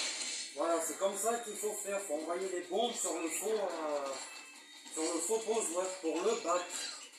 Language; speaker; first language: French; native; French